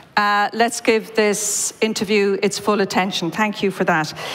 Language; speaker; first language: English; native; English